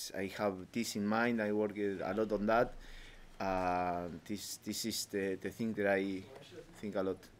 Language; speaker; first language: English; non-native, learner; Spanish